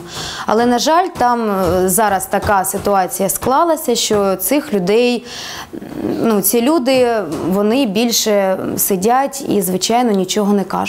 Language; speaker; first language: Ukrainian; non-native, local second language; Russian